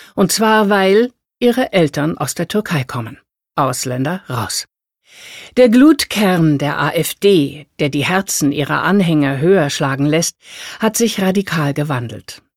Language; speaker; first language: German; native; German